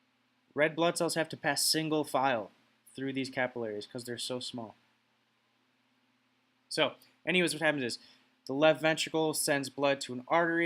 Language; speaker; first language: English; native; English